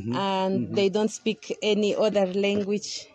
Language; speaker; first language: English; non-native, local second language; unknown